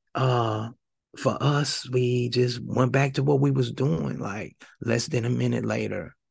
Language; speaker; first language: English; native; English